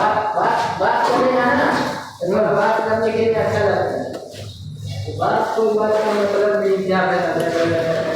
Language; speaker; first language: Hindi; non-native, learner; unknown